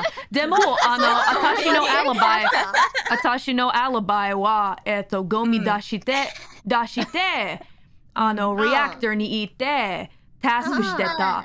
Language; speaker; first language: Japanese; non-native, learner; English